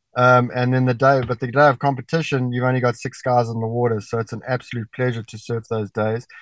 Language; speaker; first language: English; native; English